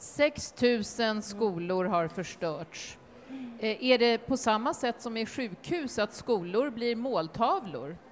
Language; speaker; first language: Swedish; native; Swedish